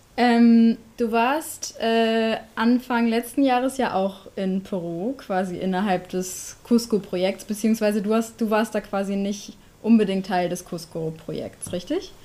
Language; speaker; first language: German; native; German